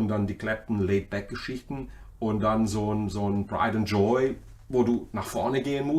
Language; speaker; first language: German; native; German